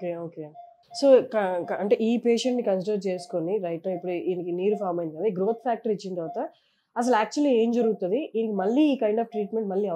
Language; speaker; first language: Telugu; native; Telugu